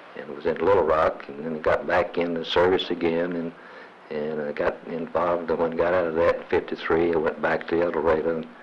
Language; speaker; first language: English; native; English